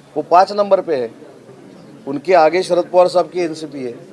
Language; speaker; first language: Hindi; non-native, local second language; Marathi